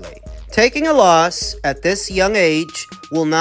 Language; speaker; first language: English; native; English